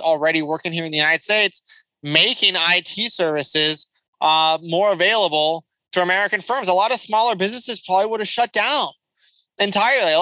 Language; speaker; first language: English; native; English